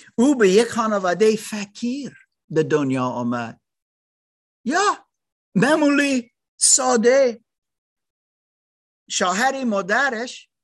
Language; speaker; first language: Persian; non-native, learner; German